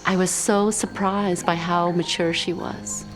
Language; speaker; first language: English; early bilingual, other home language; Khmer